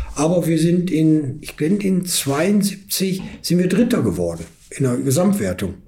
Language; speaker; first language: German; native; German